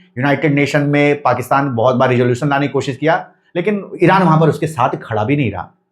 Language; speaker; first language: Hindi; native; Hindi